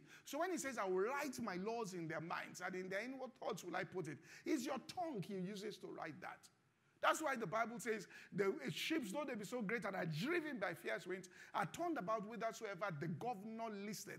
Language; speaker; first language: English; non-native, local second language; Yoruba